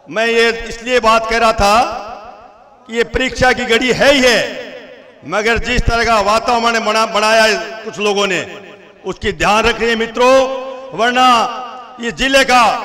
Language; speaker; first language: Hindi; native; Hindi